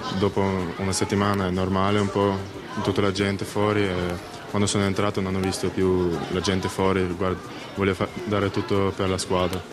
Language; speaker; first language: Italian; non-native, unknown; German